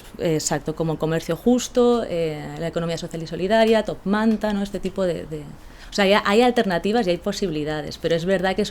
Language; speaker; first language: Spanish; native; Spanish